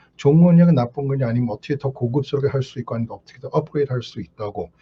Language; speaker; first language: Korean; early bilingual, heritage; Korean